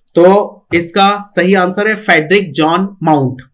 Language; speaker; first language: Hindi; non-native, local second language; Marathi